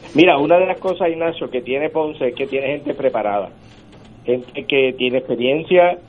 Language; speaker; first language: Spanish; native; Spanish